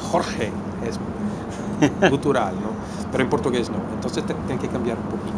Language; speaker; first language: Spanish; non-native, fluent; Portuguese